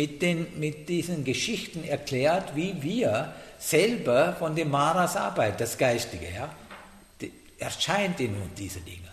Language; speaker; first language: German; non-native, learner; Sinhala